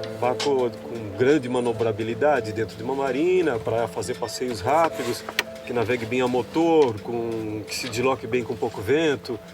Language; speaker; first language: Portuguese; native; Portuguese